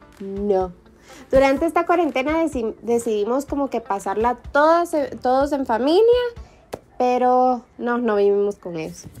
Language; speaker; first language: Spanish; early bilingual, heritage; Spanish